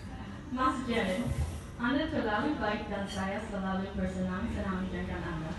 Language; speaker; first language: Indonesian; non-native, learner; English